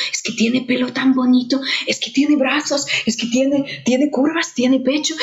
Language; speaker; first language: Spanish; non-native, fluent; Russian